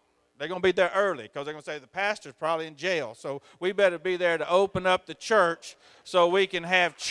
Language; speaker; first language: English; native; English